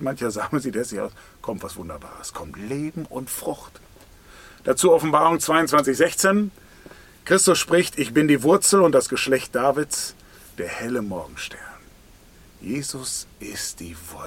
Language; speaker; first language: German; native; German